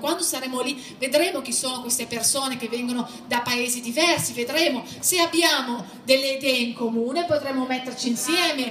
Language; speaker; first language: Italian; native; Italian